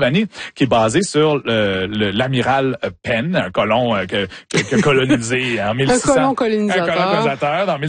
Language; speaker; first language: French; native; French